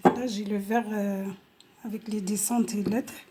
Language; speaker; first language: French; non-native, local second language; Arabic